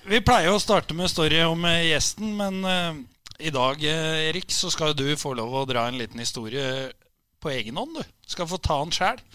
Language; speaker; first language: Norwegian; native; Norwegian